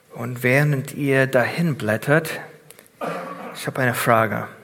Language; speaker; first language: German; non-native, fluent; English